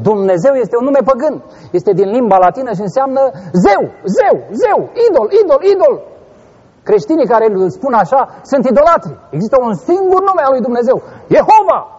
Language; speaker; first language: Romanian; native; Romanian